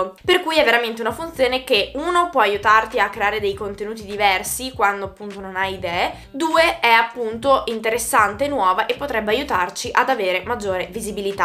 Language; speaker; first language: Italian; native; Italian